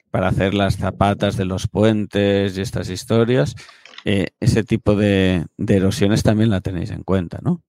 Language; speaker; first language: Spanish; native; Spanish